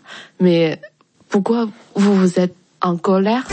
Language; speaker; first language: French; non-native, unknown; Chinese